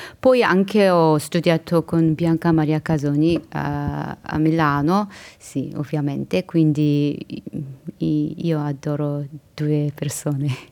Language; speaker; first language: Italian; non-native, learner; Korean